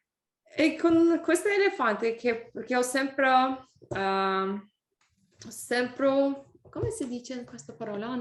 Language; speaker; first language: Italian; non-native, learner; English